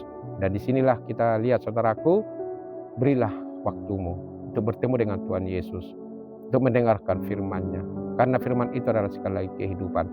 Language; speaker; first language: Indonesian; native; Indonesian